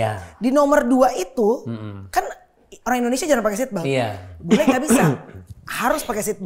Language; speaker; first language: Indonesian; native; Indonesian